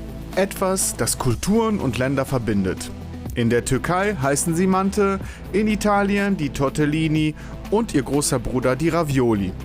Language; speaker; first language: German; native; German